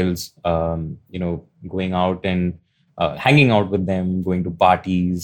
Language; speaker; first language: English; non-native, local second language; Hindi